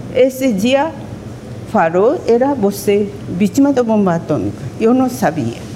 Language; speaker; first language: Portuguese; non-native, fluent; Japanese